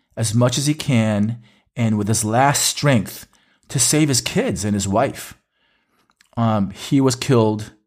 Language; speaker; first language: English; early bilingual, other home language; Hebrew